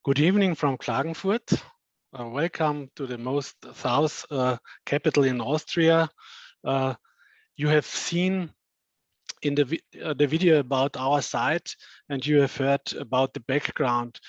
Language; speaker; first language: English; non-native, fluent; German